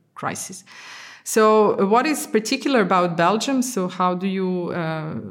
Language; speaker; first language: English; non-native, fluent; Serbian